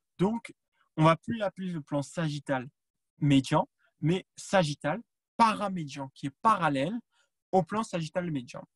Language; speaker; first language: French; native; French